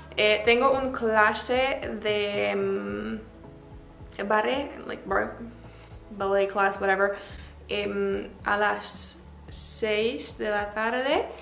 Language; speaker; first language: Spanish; non-native, learner; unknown